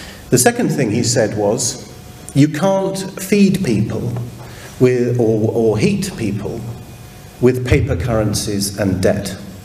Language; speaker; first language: English; native; English